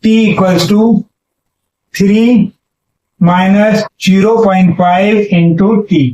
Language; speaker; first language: Hindi; native; Hindi